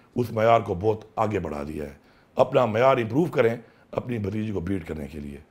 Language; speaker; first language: Urdu; non-native, local second language; Pashto